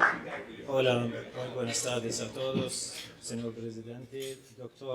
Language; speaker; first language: Spanish; non-native, fluent; Arabic